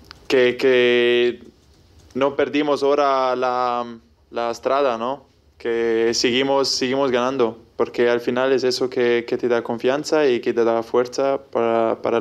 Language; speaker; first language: Spanish; non-native, fluent; German